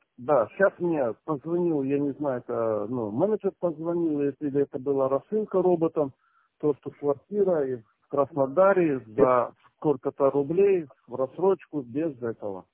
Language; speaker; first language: Russian; native; Russian